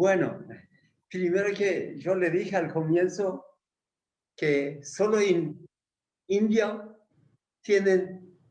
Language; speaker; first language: Spanish; non-native, fluent; Persian